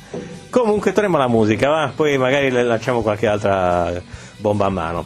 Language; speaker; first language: Italian; native; Italian